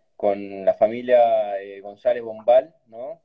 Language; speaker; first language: Spanish; native; Spanish